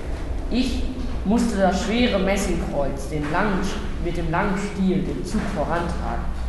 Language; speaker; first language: German; native; German